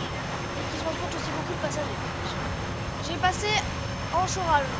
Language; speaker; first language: French; native; French